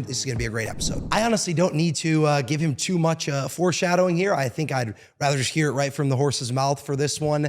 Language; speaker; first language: English; native; English